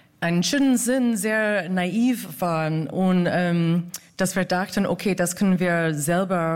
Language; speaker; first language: German; non-native, fluent; English